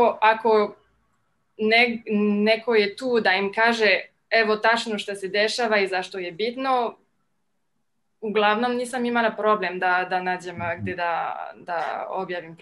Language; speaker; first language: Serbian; non-native, fluent; French